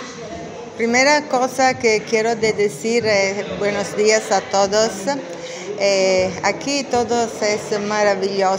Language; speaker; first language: Spanish; non-native, learner; Italian